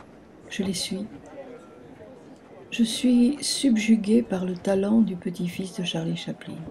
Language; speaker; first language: French; native; French